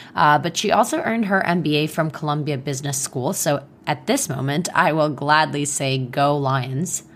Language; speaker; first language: English; non-native, fluent; Hebrew